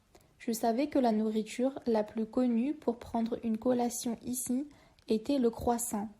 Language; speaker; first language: French; non-native, learner; Turkish